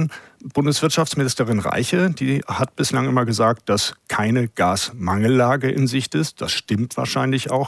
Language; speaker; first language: German; native; German